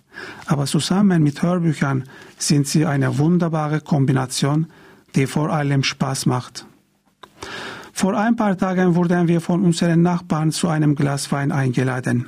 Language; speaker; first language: German; non-native, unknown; Turkish